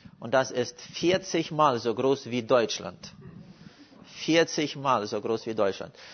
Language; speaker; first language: German; non-native, fluent; Russian